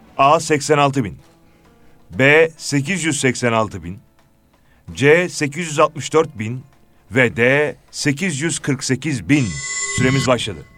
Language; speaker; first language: Turkish; native; Turkish